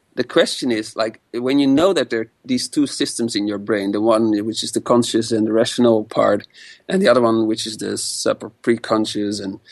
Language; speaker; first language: English; non-native, fluent; Dutch